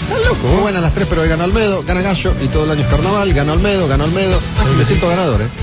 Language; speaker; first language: Spanish; native; Spanish